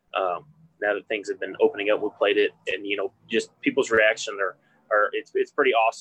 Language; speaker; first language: English; native; English